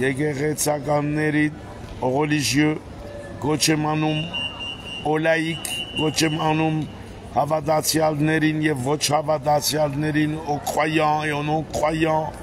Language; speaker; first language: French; native; French